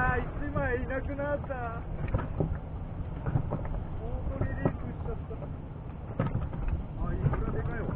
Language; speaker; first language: Japanese; native; Japanese